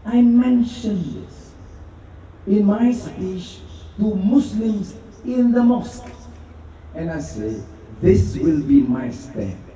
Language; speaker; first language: English; non-native, local second language; Malay